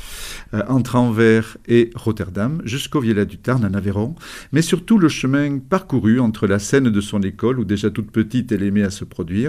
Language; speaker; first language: French; native; French